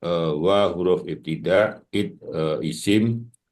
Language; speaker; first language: Arabic; non-native, learner; Indonesian